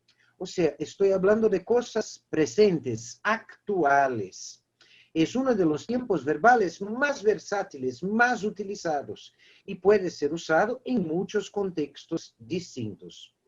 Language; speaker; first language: Spanish; non-native, fluent; Portuguese